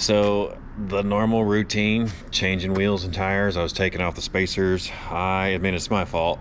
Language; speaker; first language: English; native; English